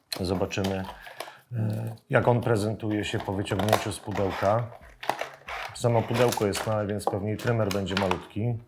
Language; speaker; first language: Polish; native; Polish